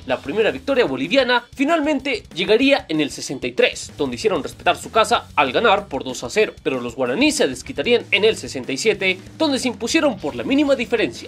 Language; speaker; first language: Spanish; native; Spanish